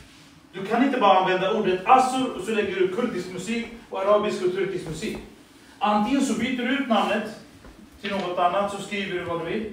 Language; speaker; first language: Swedish; early bilingual, other home language; Assyrian Neo-Aramaic